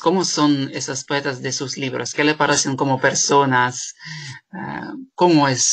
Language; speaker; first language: Spanish; non-native, fluent; Ukrainian